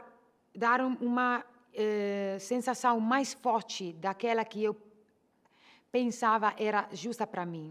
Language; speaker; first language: Portuguese; non-native, learner; Italian